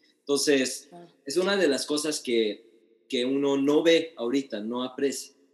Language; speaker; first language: Spanish; non-native, fluent; Arabic